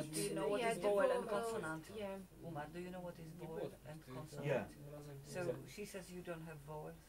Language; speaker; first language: English; non-native, fluent; Polish